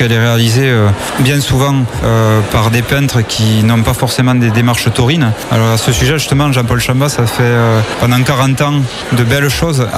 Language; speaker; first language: French; native; French